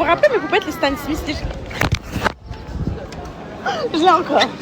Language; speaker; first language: French; native; French